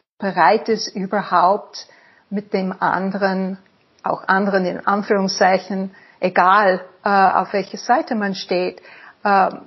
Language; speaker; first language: German; non-native, fluent; English